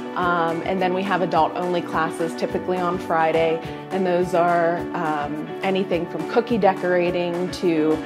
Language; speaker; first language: English; native; English